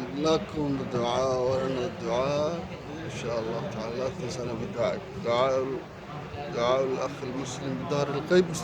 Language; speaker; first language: Arabic; non-native, local second language; Somali